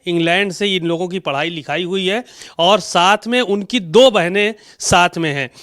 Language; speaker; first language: Hindi; native; Hindi